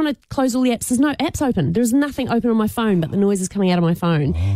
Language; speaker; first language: English; native; English